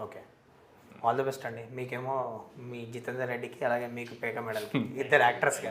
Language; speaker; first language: Telugu; native; Telugu